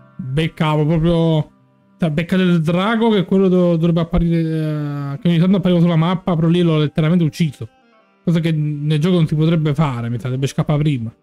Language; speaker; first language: Italian; native; Italian